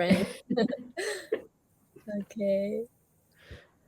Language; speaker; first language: English; non-native, learner; Japanese